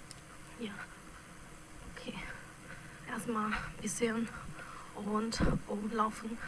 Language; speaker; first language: German; non-native, fluent; Chinese